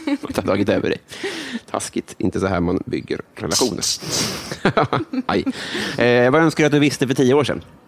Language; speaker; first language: Swedish; native; Swedish